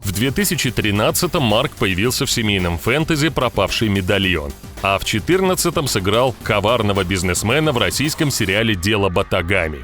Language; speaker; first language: Russian; native; Russian